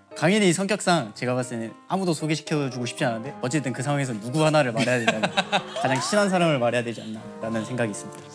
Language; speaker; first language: Korean; native; Korean